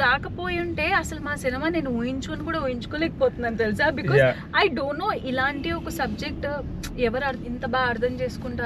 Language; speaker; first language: Telugu; native; Telugu